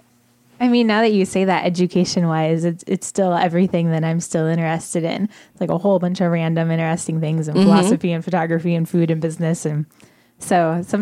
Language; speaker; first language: English; native; English